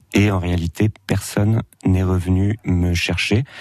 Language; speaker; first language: French; native; French